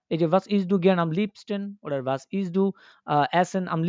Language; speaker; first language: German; non-native, learner; Bangla